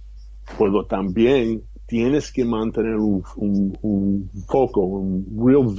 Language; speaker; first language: Spanish; non-native, fluent; English